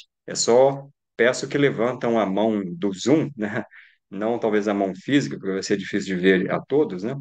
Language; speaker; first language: Portuguese; native; Portuguese